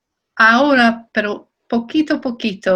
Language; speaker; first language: Spanish; non-native, fluent; English